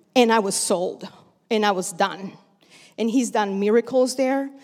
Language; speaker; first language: English; early bilingual, other home language; Spanish